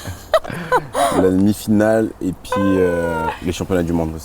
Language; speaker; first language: French; native; French